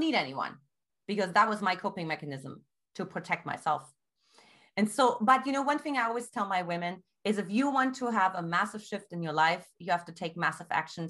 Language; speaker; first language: English; non-native, fluent; German